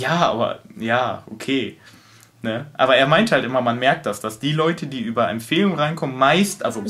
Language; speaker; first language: German; native; German